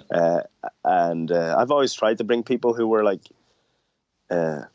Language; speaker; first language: English; native; English